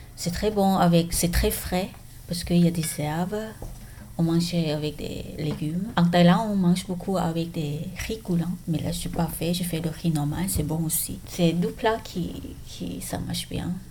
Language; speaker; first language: French; non-native, learner; Thai